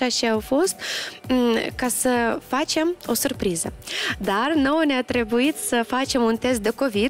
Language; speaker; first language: Romanian; non-native, local second language; Russian